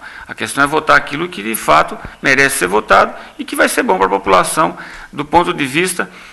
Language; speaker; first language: Portuguese; native; Portuguese